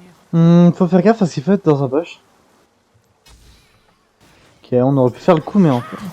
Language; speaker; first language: French; native; French